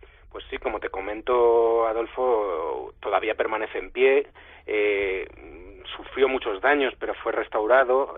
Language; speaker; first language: Spanish; native; Spanish